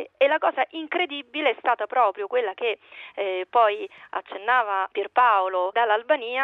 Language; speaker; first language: Italian; native; Italian